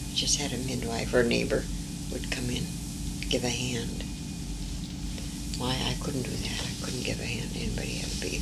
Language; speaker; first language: English; early bilingual, other home language; French